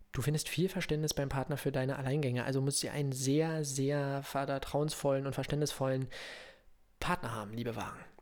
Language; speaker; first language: German; native; German